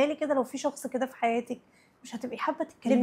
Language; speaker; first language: Arabic; native; Arabic